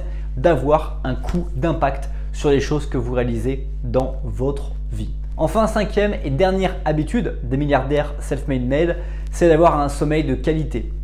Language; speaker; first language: French; native; French